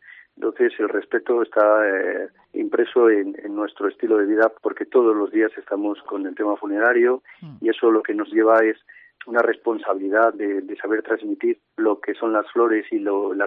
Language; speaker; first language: Spanish; native; Spanish